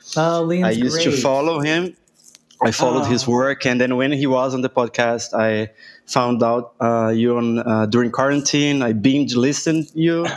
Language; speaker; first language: English; non-native, fluent; Portuguese